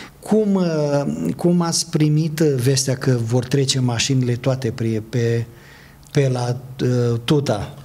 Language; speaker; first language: Romanian; native; Romanian